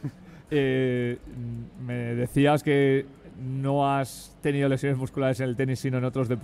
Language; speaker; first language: Spanish; native; Spanish